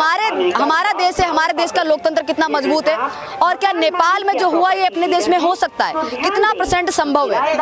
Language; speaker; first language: Hindi; native; Hindi